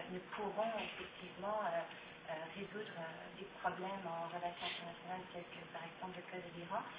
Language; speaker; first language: French; native; French